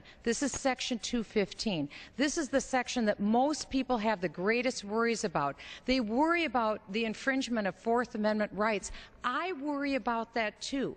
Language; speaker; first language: English; native; English